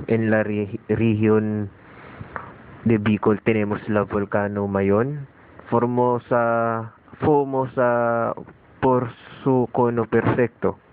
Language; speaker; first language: Spanish; non-native, learner; Filipino